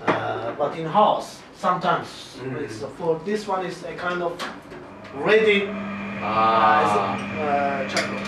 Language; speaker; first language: English; non-native, learner; Arabic